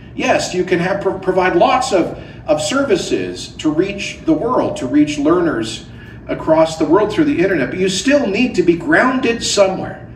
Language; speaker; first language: English; native; English